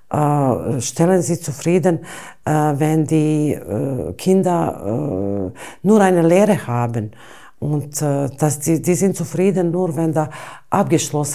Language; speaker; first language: German; non-native, fluent; Bosnian